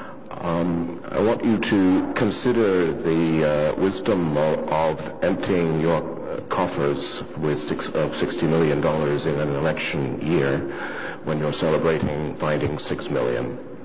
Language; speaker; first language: English; non-native, fluent; French